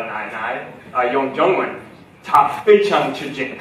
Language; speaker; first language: Chinese; non-native, learner; English